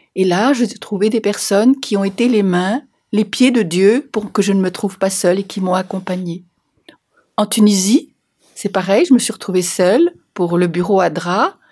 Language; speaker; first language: French; native; French